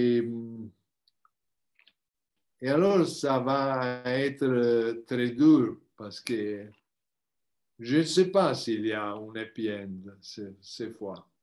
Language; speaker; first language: French; non-native, learner; Italian